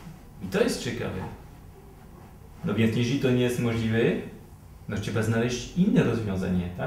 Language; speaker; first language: Polish; non-native, fluent; French